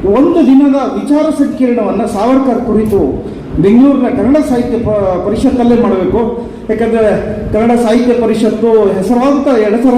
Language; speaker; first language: Kannada; native; Kannada